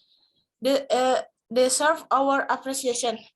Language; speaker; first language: English; non-native, learner; Indonesian